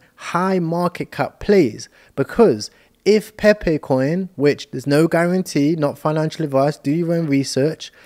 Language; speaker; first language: English; native; English